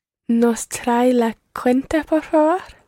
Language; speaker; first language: Spanish; non-native, learner; English